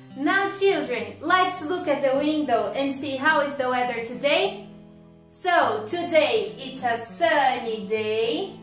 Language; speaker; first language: English; non-native, fluent; Portuguese